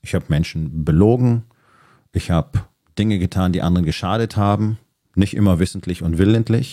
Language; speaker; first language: German; native; German